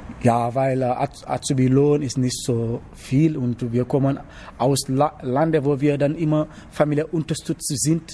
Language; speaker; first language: German; non-native, learner; Wolof